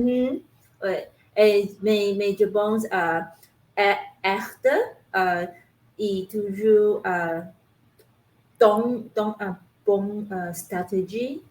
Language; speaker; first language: French; non-native, learner; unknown